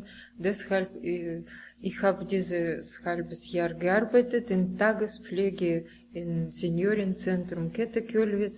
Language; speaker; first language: German; non-native, learner; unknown